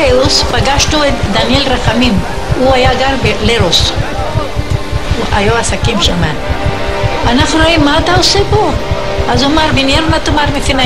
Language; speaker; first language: Hebrew; non-native, fluent; Ladino